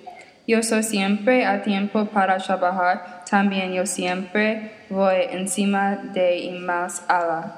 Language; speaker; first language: Spanish; non-native, learner; English